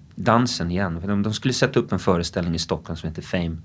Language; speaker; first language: Swedish; early bilingual, other home language; English